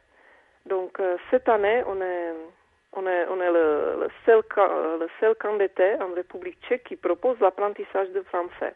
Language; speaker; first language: French; non-native, fluent; Czech